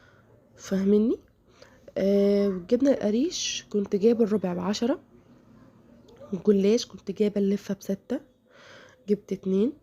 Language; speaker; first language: Arabic; native; Arabic